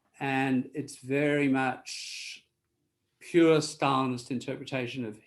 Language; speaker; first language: English; native; English